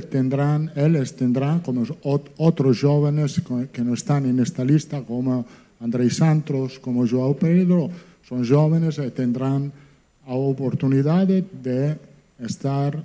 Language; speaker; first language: Portuguese; non-native, learner; Italian